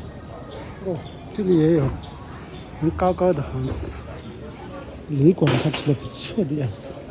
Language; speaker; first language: Chinese; non-native, fluent; Tibetan